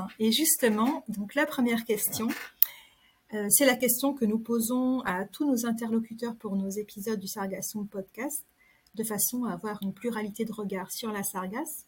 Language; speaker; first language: French; native; French